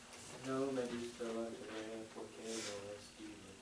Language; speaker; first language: Spanish; non-native, learner; English